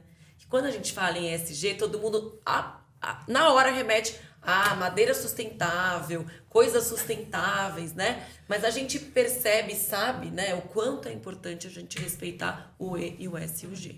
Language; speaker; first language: Portuguese; native; Portuguese